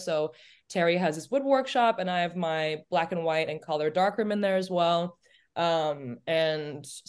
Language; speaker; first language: English; native; English